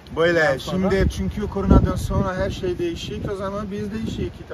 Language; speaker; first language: Turkish; non-native, learner; Portuguese